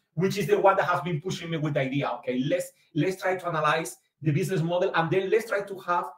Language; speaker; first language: English; non-native, fluent; Spanish